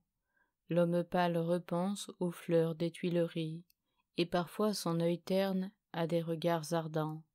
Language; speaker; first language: French; native; French